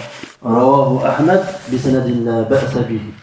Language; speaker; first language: Arabic; non-native, fluent; French